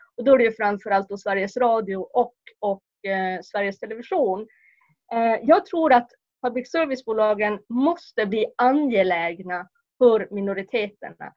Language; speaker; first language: Swedish; native; Swedish